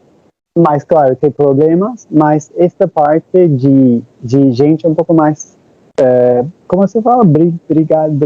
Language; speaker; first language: Portuguese; non-native, learner; Turkish